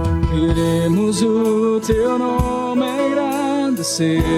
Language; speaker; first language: Portuguese; native; Portuguese